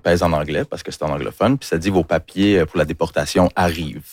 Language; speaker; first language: French; early bilingual, other home language; English